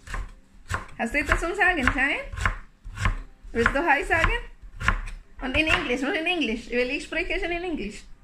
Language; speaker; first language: German; non-native, learner; Cebuano